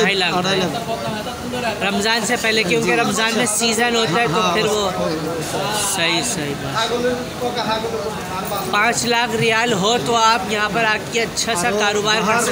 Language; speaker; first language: Hindi; native; Hindi